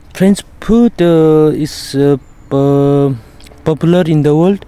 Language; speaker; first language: English; non-native, learner; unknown